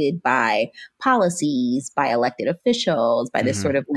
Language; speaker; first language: English; native; English